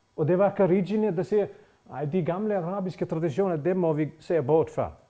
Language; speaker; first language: Danish; non-native, fluent; Bosnian